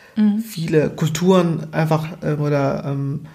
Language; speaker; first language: German; early bilingual, other home language; Portuguese